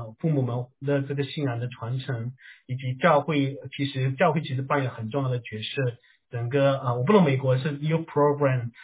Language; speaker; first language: Chinese; native; Chinese